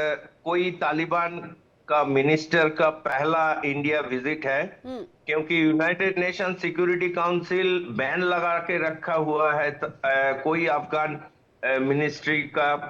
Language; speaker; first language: Hindi; non-native, local second language; Bangla